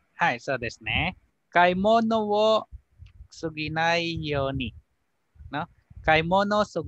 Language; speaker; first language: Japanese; non-native, learner; Filipino